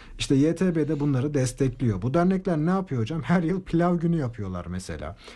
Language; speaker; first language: Turkish; native; Turkish